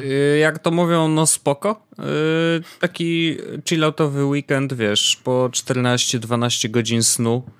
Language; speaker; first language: Polish; native; Polish